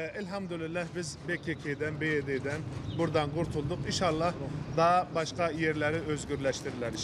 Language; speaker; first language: Turkish; non-native, fluent; Arabic